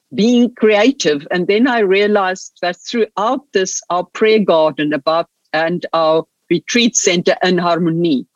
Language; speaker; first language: English; non-native, local second language; Afrikaans